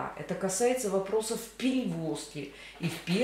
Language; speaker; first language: Russian; native; Russian